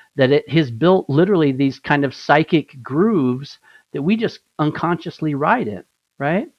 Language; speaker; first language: English; native; English